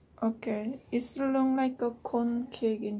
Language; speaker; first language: English; non-native, learner; Korean